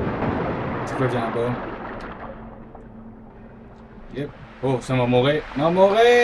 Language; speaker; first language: French; native; French